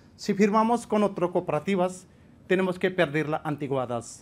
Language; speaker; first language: Spanish; non-native, learner; Punjabi